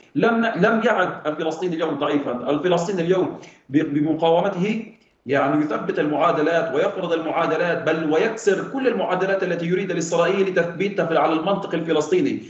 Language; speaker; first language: Arabic; native; Arabic